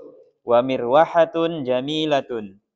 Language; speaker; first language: Arabic; non-native, learner; Indonesian